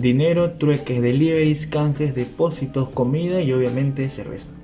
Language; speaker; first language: Spanish; native; Spanish